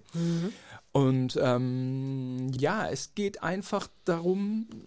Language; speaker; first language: German; native; German